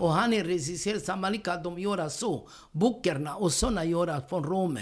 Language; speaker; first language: Swedish; non-native, learner; Romany